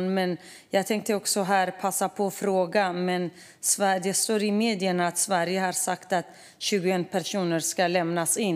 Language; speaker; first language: Swedish; non-native, fluent; Kurdish